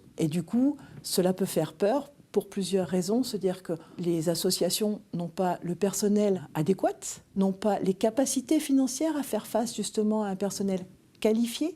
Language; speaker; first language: French; native; French